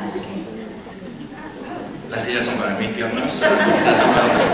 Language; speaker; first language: Spanish; early bilingual, heritage; Spanish